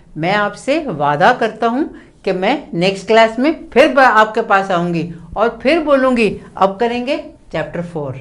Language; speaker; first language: Hindi; non-native, local second language; Tamil